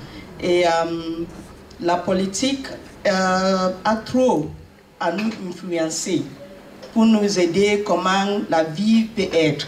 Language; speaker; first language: French; non-native, learner; English